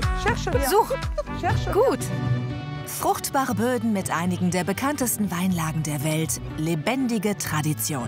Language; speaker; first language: German; native; German